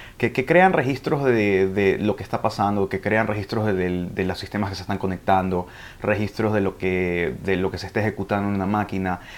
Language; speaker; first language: Spanish; early bilingual, heritage; Spanish